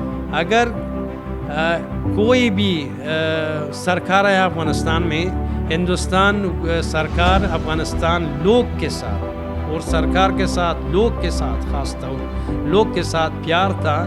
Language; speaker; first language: Hindi; non-native, fluent; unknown